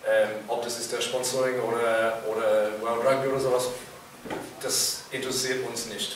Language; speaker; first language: German; non-native, fluent; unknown